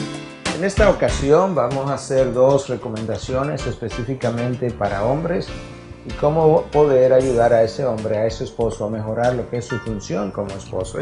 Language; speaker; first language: Spanish; native; Spanish